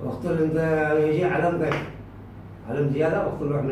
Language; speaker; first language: Arabic; non-native, learner; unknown